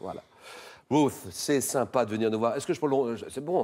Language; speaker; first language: French; native; French